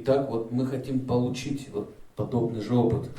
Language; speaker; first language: Russian; native; Russian